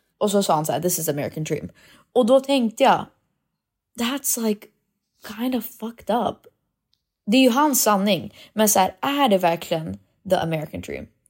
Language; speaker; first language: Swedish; early bilingual, heritage; Swedish